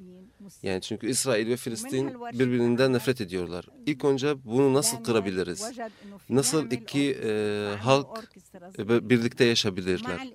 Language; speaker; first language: Turkish; non-native, fluent; Arabic